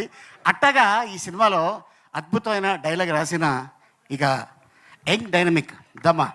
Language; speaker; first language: Telugu; native; Telugu